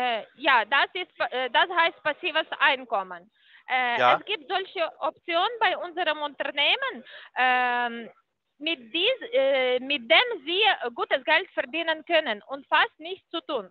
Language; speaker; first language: German; non-native, fluent; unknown